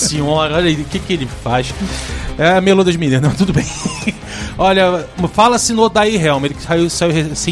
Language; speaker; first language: Portuguese; native; Portuguese